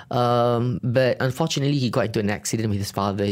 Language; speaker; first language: English; non-native, local second language; Malay